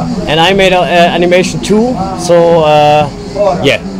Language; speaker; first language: English; non-native, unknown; German